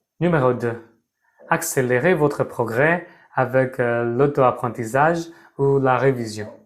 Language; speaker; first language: French; non-native, fluent; Burmese